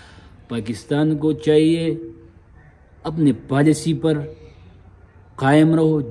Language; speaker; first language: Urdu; non-native, local second language; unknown